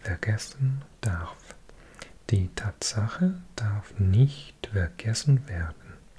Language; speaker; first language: German; non-native, learner; English